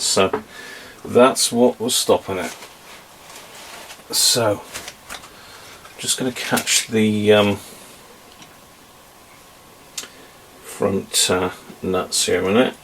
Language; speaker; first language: English; native; English